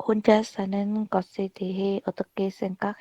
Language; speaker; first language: Korean; non-native, learner; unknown